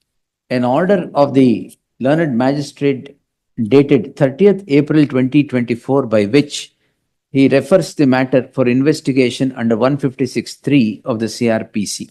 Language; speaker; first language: English; non-native, local second language; Kannada